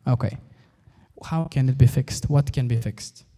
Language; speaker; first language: English; non-native, fluent; Uzbek